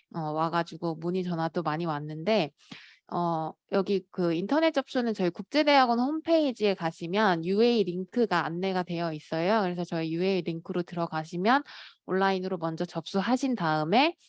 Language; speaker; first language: Korean; native; Korean